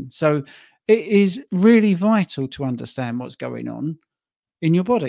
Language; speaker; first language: English; native; English